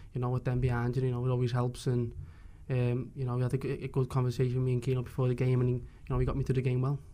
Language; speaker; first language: English; native; English